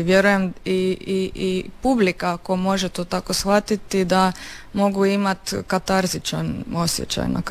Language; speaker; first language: Serbian; native; Serbian